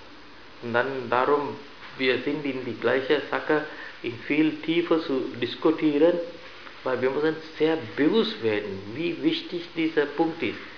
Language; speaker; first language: German; non-native, fluent; Sinhala